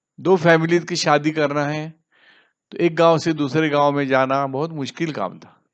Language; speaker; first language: Hindi; non-native, local second language; Marathi